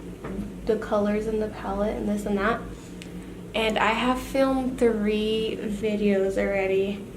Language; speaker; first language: English; native; English